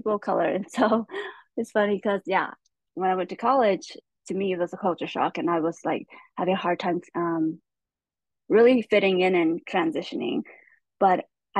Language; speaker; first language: English; early bilingual, other home language; Hmong